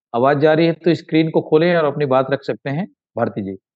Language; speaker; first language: Hindi; native; Hindi